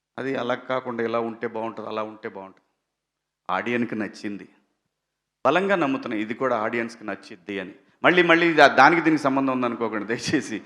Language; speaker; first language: Telugu; native; Telugu